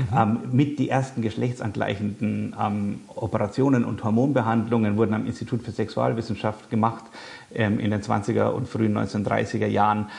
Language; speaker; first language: German; native; German